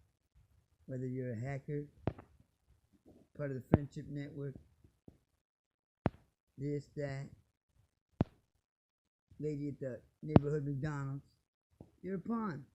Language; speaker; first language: English; native; English